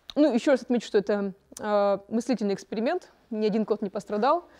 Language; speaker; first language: Russian; native; Russian